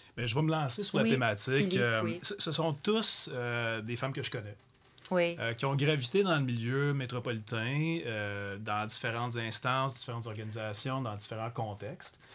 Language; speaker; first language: French; native; French